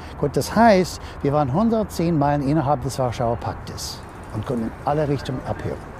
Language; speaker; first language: German; non-native, fluent; English